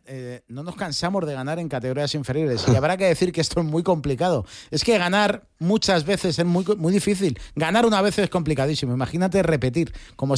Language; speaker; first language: Spanish; native; Spanish